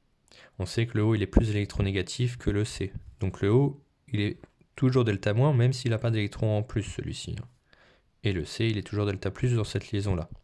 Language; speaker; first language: French; native; French